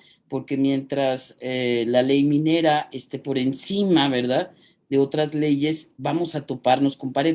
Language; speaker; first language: Spanish; native; Spanish